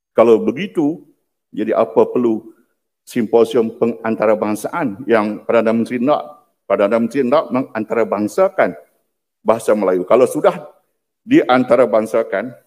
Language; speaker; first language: Malay; non-native, local second language; Iban